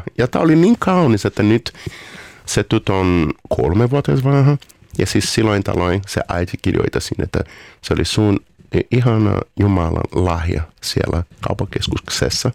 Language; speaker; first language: Finnish; non-native, fluent; Portuguese